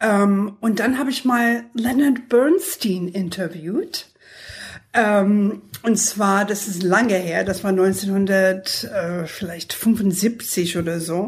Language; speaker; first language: German; non-native, fluent; English